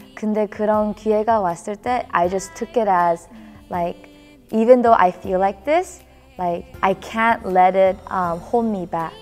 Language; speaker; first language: English; early bilingual, other home language; Korean